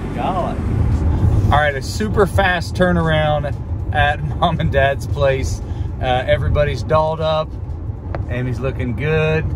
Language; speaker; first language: English; native; English